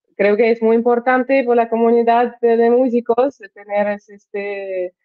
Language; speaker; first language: Spanish; non-native, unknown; Russian